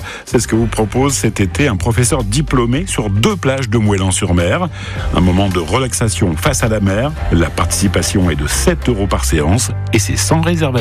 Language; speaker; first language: French; native; French